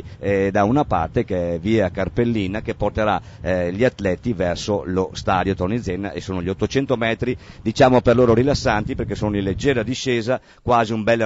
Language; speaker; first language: Italian; native; Italian